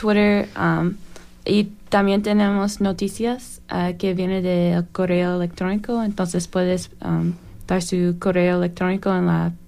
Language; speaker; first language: Spanish; non-native, learner; English